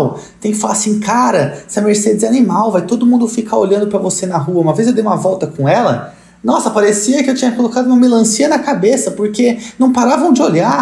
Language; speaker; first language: Portuguese; native; Portuguese